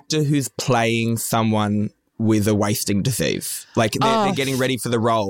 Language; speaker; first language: English; native; English